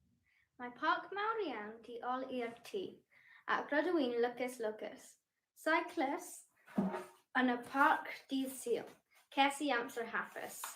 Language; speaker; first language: Welsh; non-native, learner; English